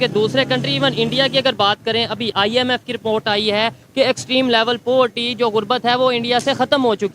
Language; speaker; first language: Urdu; native; Urdu